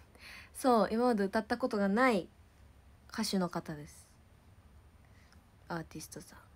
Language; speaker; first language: Japanese; native; Japanese